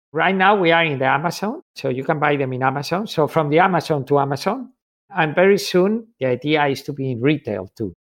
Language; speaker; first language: English; non-native, fluent; Spanish